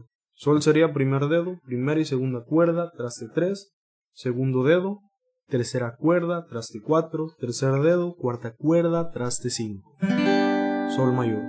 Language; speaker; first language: Spanish; native; Spanish